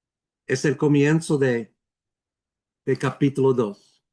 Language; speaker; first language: Spanish; non-native, fluent; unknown